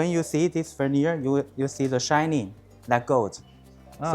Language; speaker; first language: English; non-native, learner; Chinese